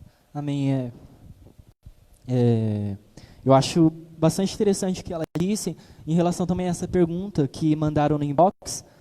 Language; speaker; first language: Portuguese; native; Portuguese